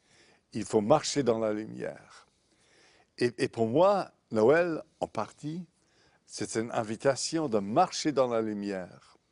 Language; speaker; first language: French; non-native, fluent; English